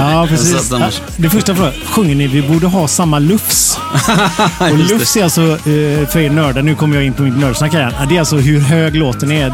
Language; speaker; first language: Swedish; native; Swedish